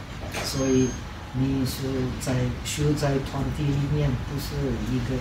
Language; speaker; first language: Chinese; non-native, fluent; Czech